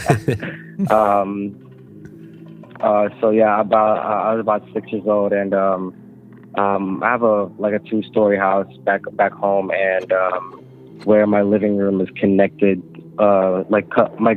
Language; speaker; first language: English; non-native, local second language; Filipino